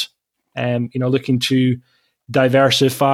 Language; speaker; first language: English; native; English